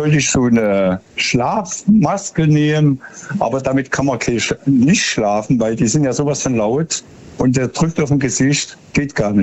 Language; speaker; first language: German; native; German